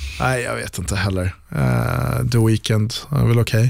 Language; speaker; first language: Swedish; native; Swedish